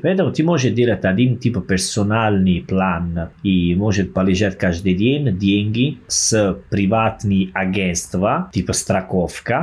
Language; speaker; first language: Russian; non-native, learner; Italian